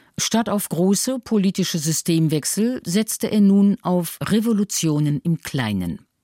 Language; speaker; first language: German; native; German